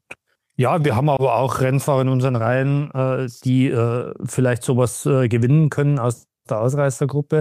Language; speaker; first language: German; native; German